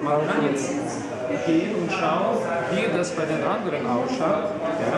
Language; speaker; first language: German; non-native, learner; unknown